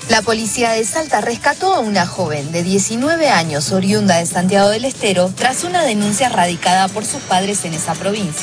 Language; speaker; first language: Spanish; native; Spanish